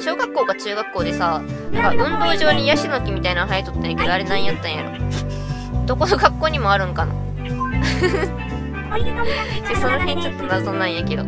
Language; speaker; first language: Japanese; native; Japanese